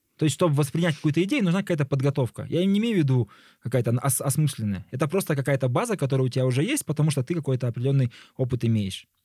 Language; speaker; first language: Russian; native; Russian